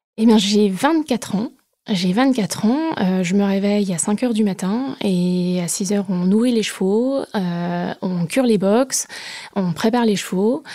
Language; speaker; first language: French; native; French